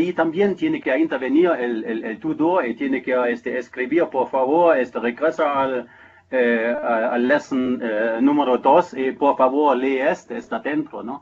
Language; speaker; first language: Spanish; non-native, fluent; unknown